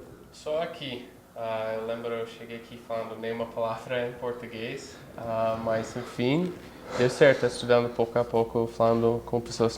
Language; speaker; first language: Portuguese; non-native, fluent; English